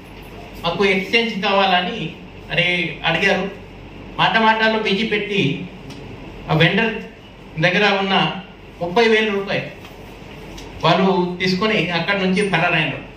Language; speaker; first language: Telugu; native; Telugu